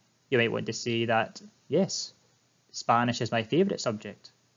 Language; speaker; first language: English; native; English